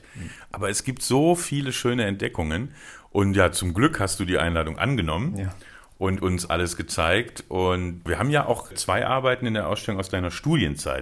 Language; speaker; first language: German; native; German